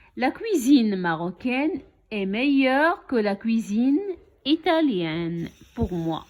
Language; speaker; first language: French; non-native, local second language; Arabic